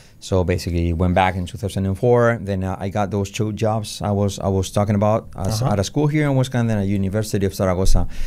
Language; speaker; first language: English; non-native, fluent; Spanish